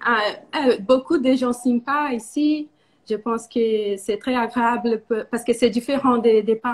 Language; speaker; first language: French; non-native, learner; Portuguese